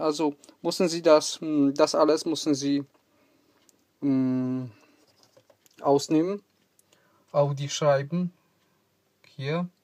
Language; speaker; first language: German; non-native, learner; Polish